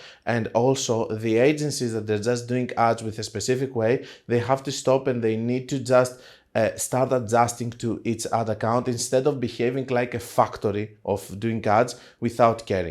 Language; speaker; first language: English; non-native, fluent; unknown